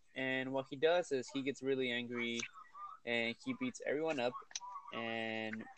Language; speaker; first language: English; early bilingual, other home language; Spanish